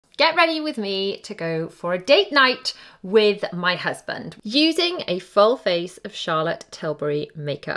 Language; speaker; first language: English; native; English